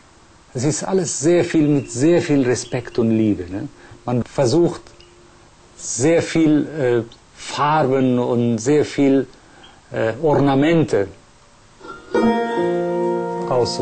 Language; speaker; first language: German; non-native, fluent; Persian